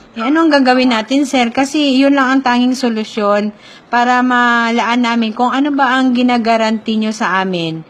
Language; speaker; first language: Filipino; non-native, local second language; Cebuano